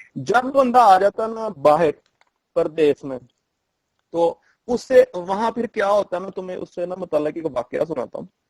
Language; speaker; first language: Urdu; non-native, local second language; Punjabi